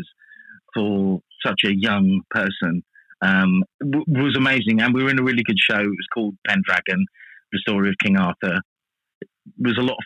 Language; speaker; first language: English; native; English